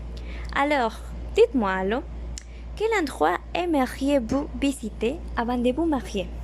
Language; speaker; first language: French; non-native, learner; Spanish